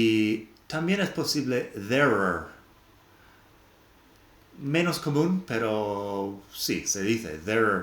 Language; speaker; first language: Spanish; non-native, fluent; English